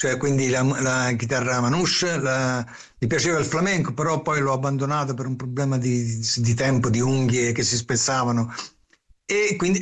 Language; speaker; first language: Italian; native; Italian